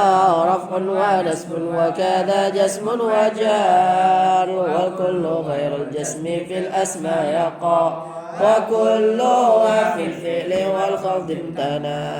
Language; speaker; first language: Arabic; non-native, fluent; Indonesian